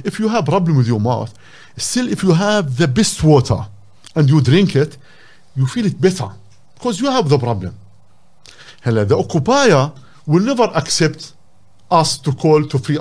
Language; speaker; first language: English; non-native, learner; Arabic